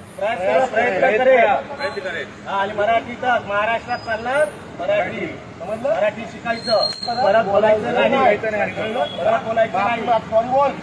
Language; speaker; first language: Marathi; native; Marathi